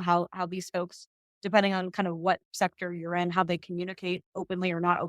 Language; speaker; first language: English; native; English